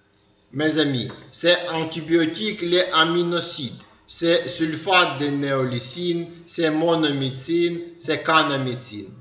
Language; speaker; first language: French; non-native, learner; Ukrainian